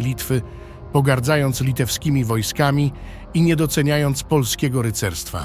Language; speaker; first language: Polish; native; Polish